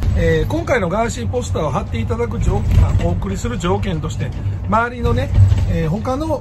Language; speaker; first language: Japanese; native; Japanese